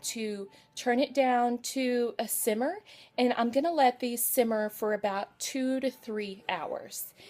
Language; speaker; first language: English; native; English